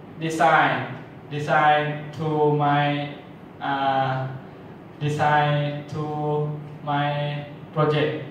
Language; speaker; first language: English; non-native, learner; Thai